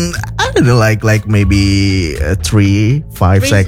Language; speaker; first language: English; non-native, fluent; Indonesian